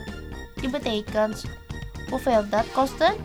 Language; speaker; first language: Dutch; non-native, fluent; Indonesian